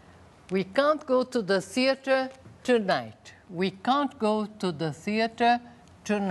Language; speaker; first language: English; non-native, fluent; Portuguese